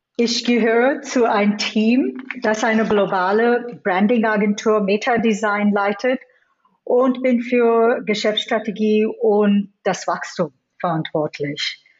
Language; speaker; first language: German; non-native, fluent; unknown